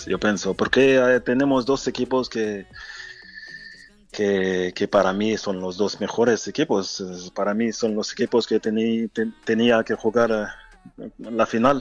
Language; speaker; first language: Spanish; non-native, fluent; French